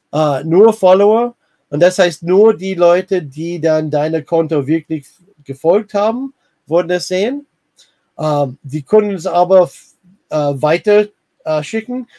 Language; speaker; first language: German; non-native, learner; English